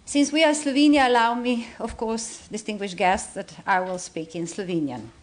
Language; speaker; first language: English; non-native, fluent; Slovenian